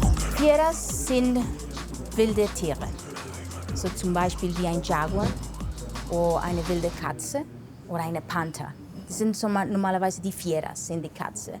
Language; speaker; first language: German; non-native, fluent; Spanish